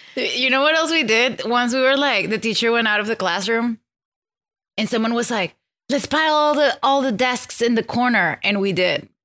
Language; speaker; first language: English; non-native, fluent; Spanish